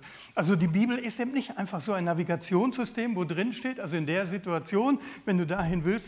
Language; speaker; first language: German; native; German